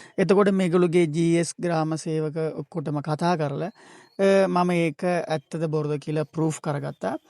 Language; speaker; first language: Sinhala; non-native, local second language; Tamil